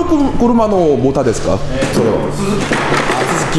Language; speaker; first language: Japanese; non-native, learner; Korean